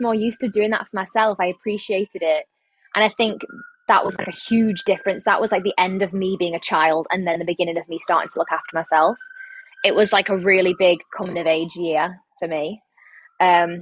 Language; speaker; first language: English; native; English